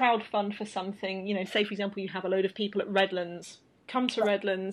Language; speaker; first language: English; native; English